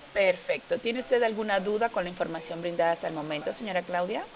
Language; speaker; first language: Spanish; native; Spanish